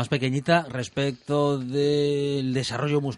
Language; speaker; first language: Spanish; native; Spanish